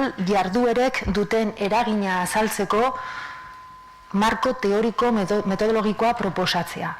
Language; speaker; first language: Basque; native; Basque